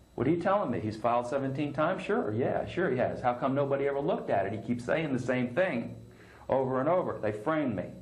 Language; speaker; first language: English; native; English